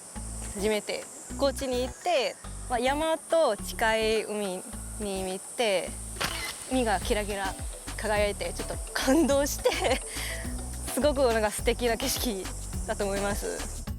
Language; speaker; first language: Japanese; non-native, learner; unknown